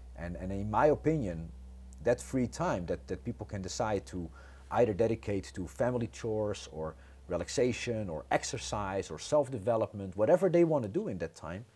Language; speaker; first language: English; non-native, fluent; Croatian